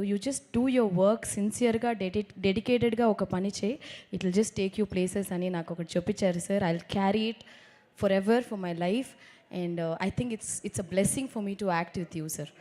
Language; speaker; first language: Telugu; non-native, local second language; Tamil